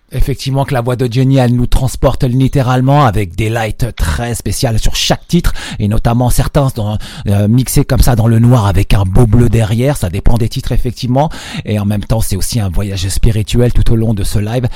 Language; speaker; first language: French; native; French